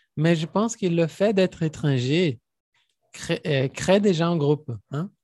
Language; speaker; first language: French; non-native, fluent; Portuguese